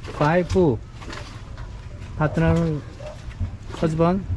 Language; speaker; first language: English; non-native, learner; Korean